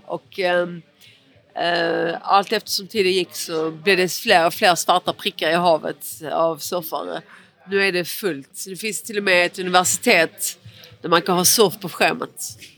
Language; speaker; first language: Swedish; early bilingual, other home language; Portuguese